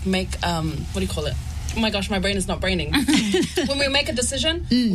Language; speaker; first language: English; native; English